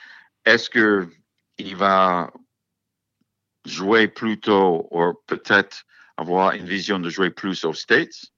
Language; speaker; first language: French; non-native, fluent; English